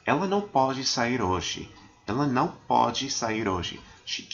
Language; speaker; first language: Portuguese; non-native, fluent; English